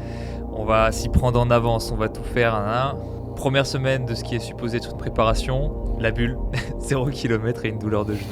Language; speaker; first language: French; native; French